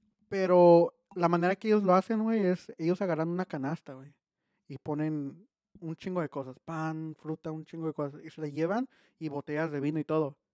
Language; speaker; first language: Spanish; early bilingual, heritage; Spanish